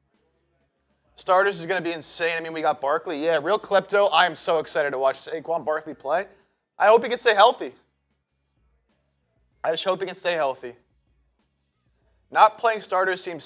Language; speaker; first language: English; native; English